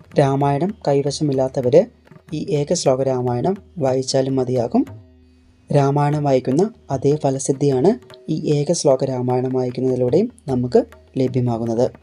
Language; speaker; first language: Malayalam; native; Malayalam